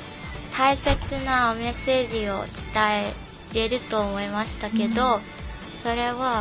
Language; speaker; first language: Japanese; non-native, learner; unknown